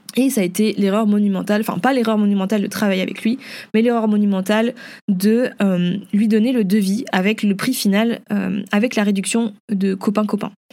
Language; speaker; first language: French; early bilingual, other home language; Vietnamese